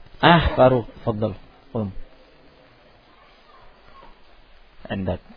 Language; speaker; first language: Arabic; non-native, fluent; Indonesian